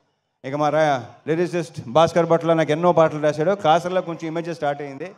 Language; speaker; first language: Telugu; native; Telugu